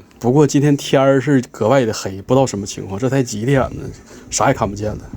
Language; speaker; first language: Chinese; native; Chinese